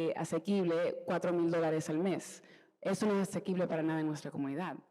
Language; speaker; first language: Spanish; early bilingual, heritage; Spanish